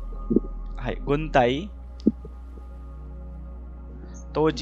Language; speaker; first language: Japanese; non-native, fluent; Hindi